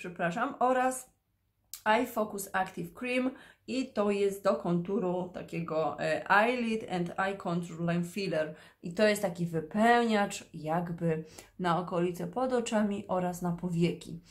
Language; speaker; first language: Polish; native; Polish